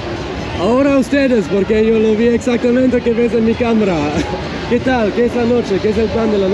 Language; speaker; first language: Spanish; non-native, learner; Swiss German